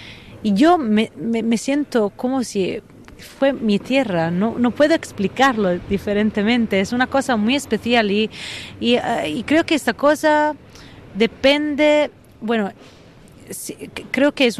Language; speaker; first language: Spanish; non-native, fluent; Italian